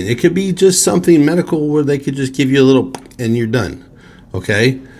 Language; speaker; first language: English; native; English